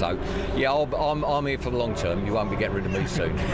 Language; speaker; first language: English; native; English